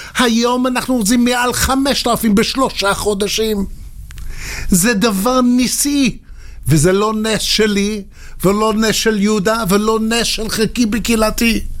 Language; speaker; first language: Hebrew; non-native, local second language; English